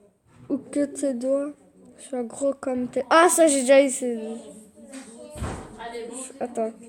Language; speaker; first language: French; native; French